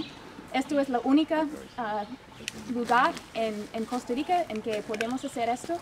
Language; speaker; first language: Spanish; non-native, fluent; English